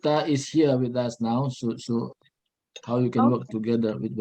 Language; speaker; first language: English; non-native, learner; Indonesian